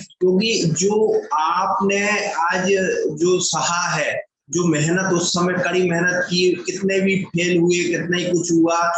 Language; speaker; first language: Hindi; native; Hindi